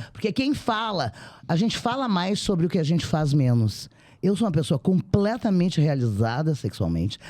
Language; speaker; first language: Portuguese; native; Portuguese